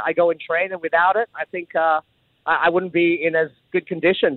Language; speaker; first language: English; native; English